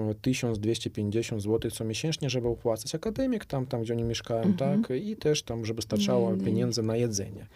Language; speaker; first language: Polish; non-native, fluent; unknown